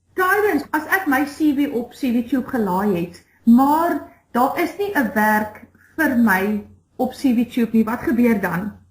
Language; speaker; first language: Afrikaans; native; Afrikaans